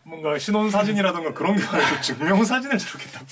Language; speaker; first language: Korean; native; Korean